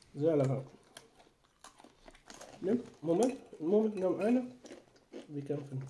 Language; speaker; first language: German; non-native, fluent; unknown